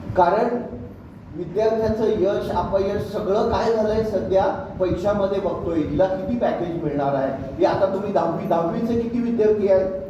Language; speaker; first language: Marathi; native; Marathi